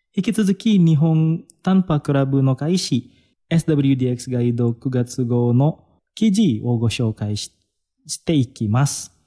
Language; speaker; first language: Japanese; non-native, fluent; Indonesian